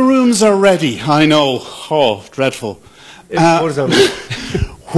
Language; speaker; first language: English; native; English